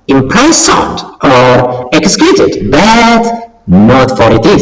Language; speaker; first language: English; non-native, local second language; Amharic